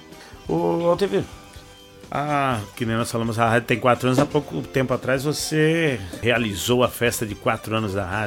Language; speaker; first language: Portuguese; native; Portuguese